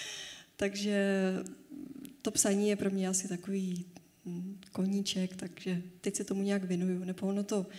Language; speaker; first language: Czech; native; Czech